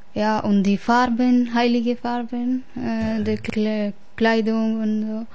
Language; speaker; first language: German; non-native, learner; Punjabi